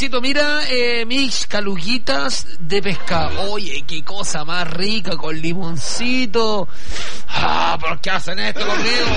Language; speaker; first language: Spanish; native; Spanish